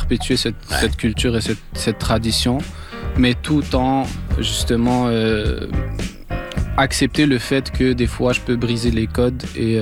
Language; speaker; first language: French; non-native, local second language; Arabic